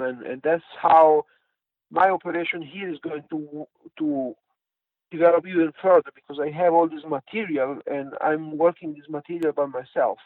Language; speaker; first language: English; non-native, fluent; Italian